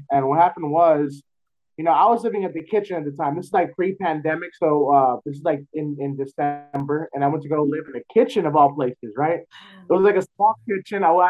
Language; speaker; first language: English; native; English